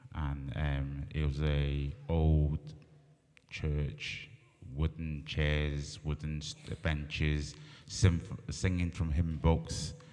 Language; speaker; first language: English; native; English